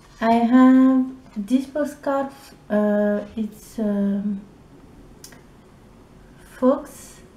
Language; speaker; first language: English; non-native, learner; French